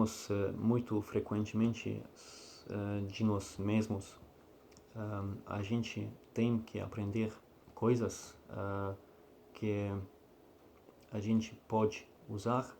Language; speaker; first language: Portuguese; non-native, learner; Russian